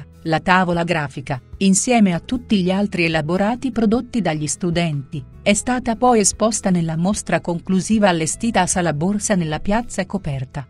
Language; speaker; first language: Italian; native; Italian